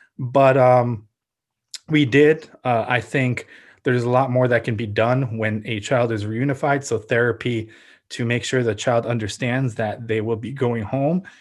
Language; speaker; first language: English; early bilingual, other home language; Ukrainian